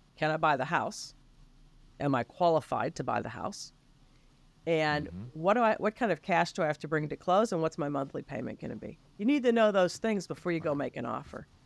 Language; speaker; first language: English; native; English